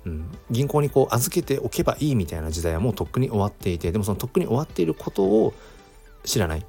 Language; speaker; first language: Japanese; native; Japanese